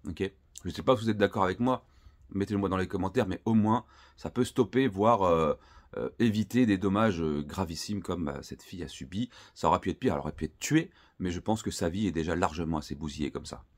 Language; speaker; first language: French; native; French